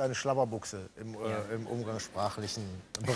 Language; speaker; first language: German; native; German